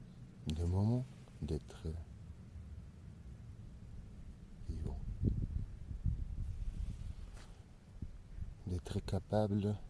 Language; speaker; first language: French; non-native, learner; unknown